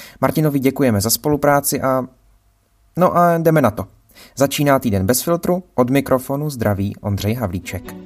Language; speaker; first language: Czech; native; Czech